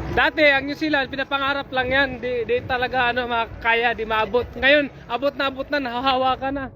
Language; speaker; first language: Filipino; native; Filipino